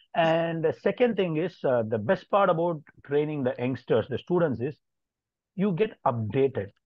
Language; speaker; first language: English; non-native, local second language; Tamil